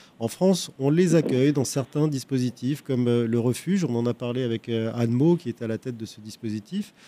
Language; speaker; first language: French; native; French